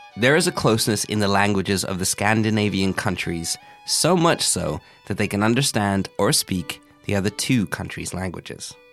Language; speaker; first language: English; native; English